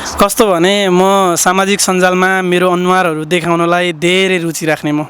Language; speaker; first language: Nepali; native; Nepali